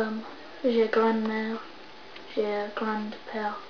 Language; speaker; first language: French; non-native, learner; English